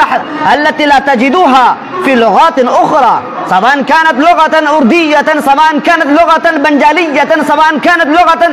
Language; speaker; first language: Arabic; non-native, fluent; Urdu